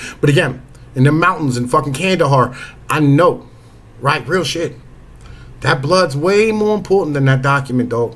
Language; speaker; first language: English; native; English